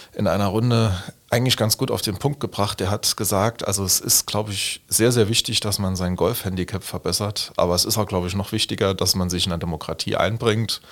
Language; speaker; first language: German; native; German